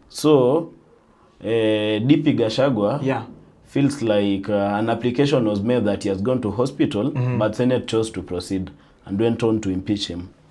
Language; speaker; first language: English; non-native, local second language; Swahili